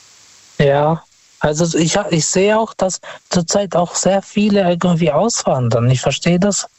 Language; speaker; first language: German; non-native, fluent; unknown